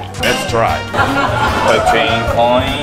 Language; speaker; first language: English; non-native, learner; Japanese